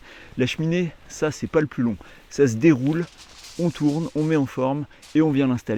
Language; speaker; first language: French; native; French